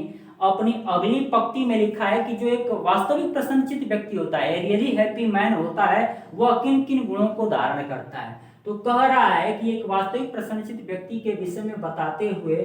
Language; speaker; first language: Hindi; native; Hindi